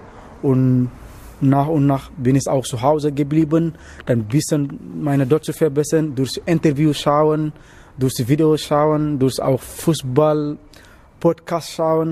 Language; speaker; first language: German; non-native, learner; Wolof